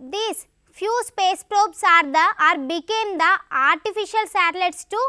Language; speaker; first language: English; non-native, local second language; Telugu